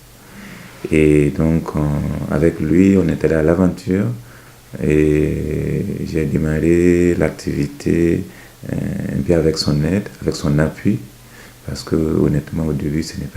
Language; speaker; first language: French; non-native, local second language; Mossi